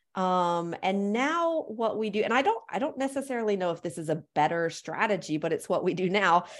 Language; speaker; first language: English; native; English